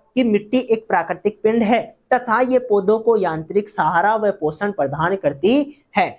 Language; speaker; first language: Hindi; non-native, local second language; Rajasthani